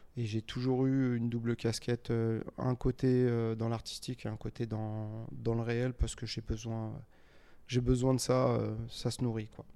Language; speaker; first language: French; native; French